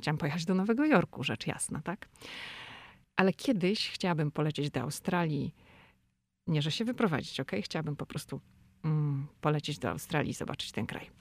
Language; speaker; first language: Polish; native; Polish